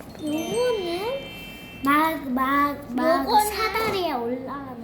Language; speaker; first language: Korean; early bilingual, heritage; Korean